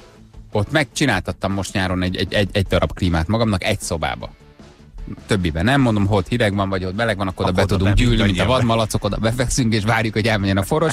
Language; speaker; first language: Hungarian; native; Hungarian